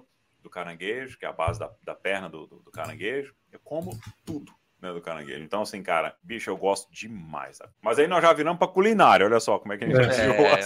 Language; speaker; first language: Portuguese; native; Portuguese